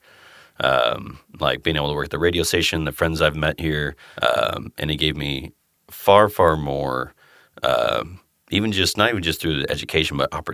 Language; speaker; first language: English; native; English